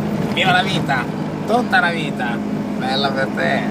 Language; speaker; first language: Italian; native; Italian